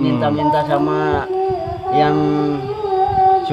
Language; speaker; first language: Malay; non-native, local second language; Sundanese